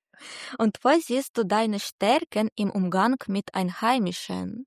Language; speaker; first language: German; native; German